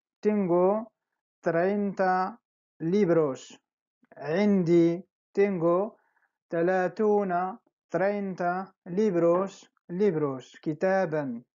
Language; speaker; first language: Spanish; non-native, fluent; Arabic